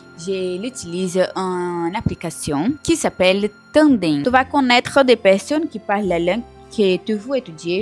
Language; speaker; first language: French; non-native, learner; Portuguese